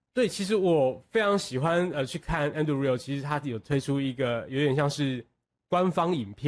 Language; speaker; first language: Chinese; native; Chinese